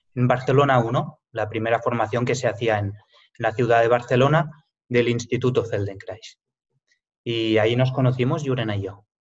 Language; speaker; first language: Spanish; native; Spanish